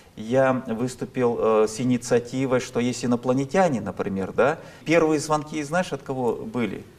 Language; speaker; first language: Russian; native; Russian